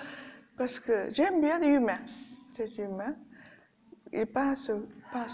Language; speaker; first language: French; non-native, learner; Japanese